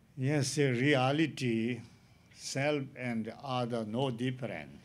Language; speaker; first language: English; non-native, learner; Tibetan